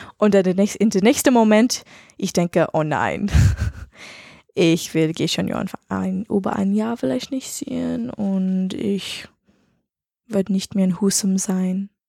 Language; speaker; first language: German; non-native, learner; English